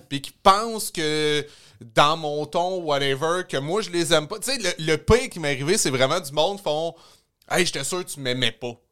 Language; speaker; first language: French; native; French